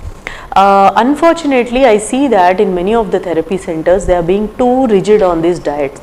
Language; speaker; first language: English; non-native, local second language; Telugu